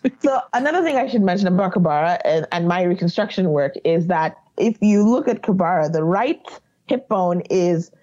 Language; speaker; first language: English; non-native, local second language; Yoruba